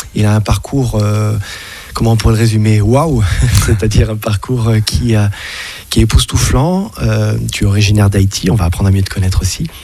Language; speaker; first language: French; native; French